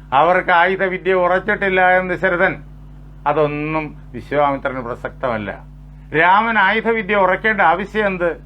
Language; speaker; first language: Malayalam; native; Malayalam